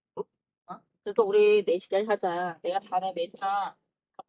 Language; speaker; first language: Korean; native; Korean